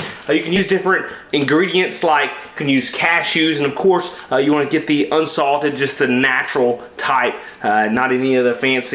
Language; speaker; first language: English; native; English